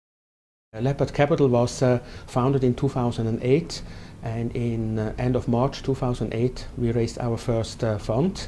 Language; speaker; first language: English; non-native, fluent; German